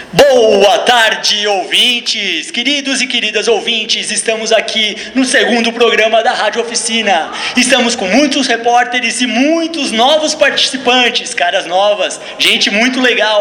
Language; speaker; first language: Portuguese; native; Portuguese